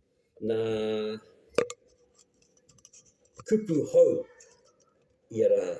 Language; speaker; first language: Māori; non-native, local second language; English